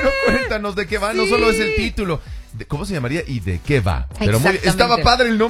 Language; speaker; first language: Spanish; native; Spanish